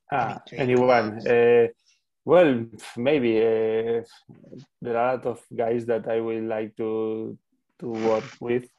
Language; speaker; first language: English; non-native, learner; Spanish